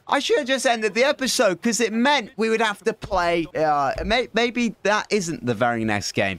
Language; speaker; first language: English; native; English